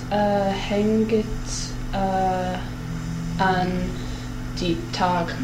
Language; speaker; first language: German; non-native, learner; English